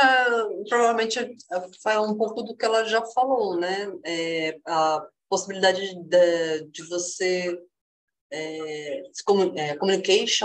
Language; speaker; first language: Portuguese; native; Portuguese